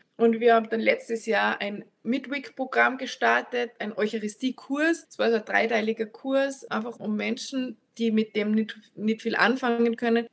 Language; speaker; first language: German; native; German